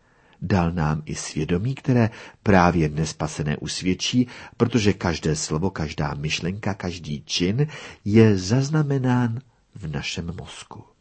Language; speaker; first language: Czech; native; Czech